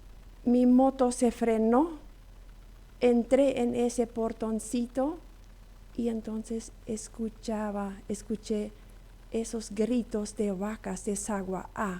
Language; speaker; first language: Spanish; non-native, local second language; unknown